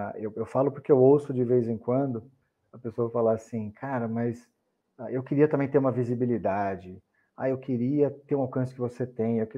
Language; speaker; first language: Portuguese; native; Portuguese